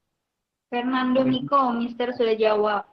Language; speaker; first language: Indonesian; native; Indonesian